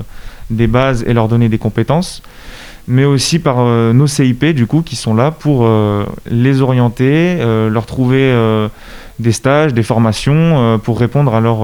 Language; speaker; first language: French; native; French